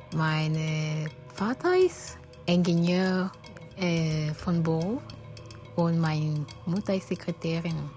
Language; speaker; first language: German; non-native, learner; French